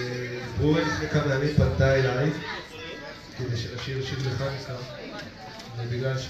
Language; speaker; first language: Hebrew; native; Hebrew